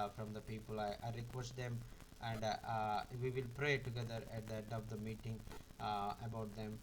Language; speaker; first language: English; non-native, local second language; Telugu